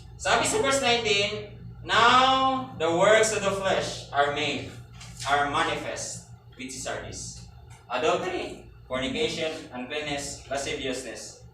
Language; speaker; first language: English; non-native, local second language; Filipino